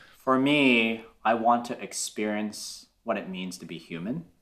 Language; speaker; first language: English; native; English